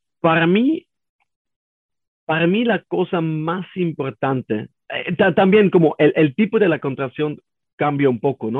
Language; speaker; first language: Spanish; non-native, learner; German